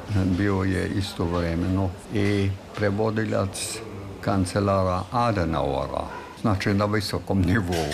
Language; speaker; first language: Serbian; non-native, fluent; German